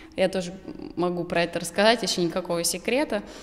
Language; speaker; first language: Russian; native; Russian